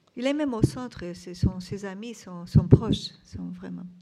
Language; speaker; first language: French; non-native, fluent; Portuguese